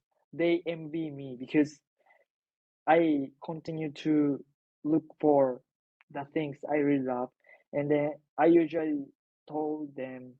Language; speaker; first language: English; non-native, learner; Japanese